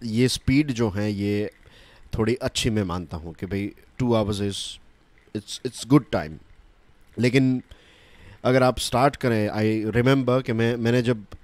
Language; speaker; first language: Hindi; non-native, local second language; Gujarati